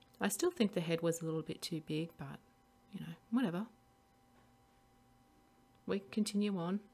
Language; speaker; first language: English; native; English